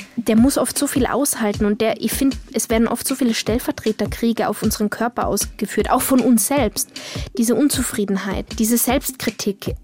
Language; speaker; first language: German; native; German